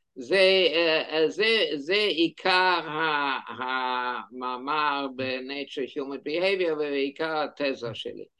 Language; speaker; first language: Hebrew; non-native, fluent; English